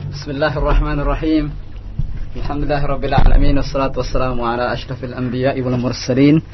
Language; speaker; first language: Arabic; non-native, fluent; Indonesian